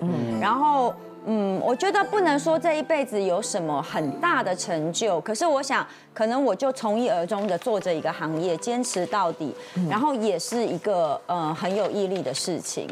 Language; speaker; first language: Chinese; native; Chinese